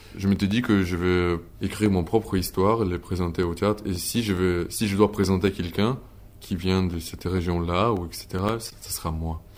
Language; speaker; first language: French; non-native, fluent; Ukrainian